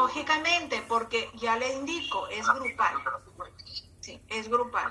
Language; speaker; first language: Spanish; native; Spanish